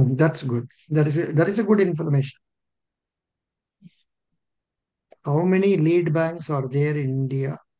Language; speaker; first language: English; non-native, local second language; Telugu